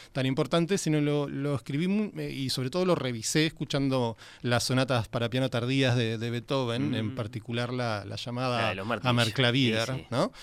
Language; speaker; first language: Spanish; native; Spanish